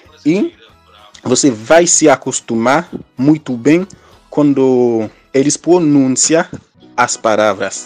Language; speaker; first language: Portuguese; non-native, fluent; Haitian Creole